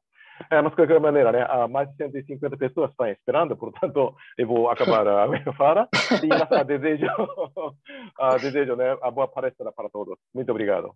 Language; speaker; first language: Portuguese; non-native, learner; Japanese